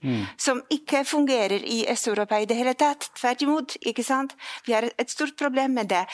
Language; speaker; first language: Norwegian; non-native, fluent; Polish